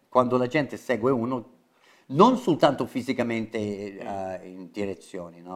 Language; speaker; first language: Italian; non-native, fluent; English